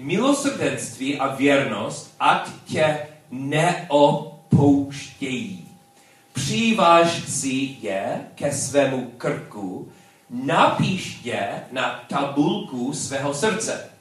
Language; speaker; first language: Czech; non-native, learner; English